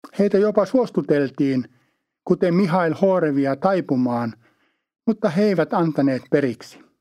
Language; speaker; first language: Finnish; native; Finnish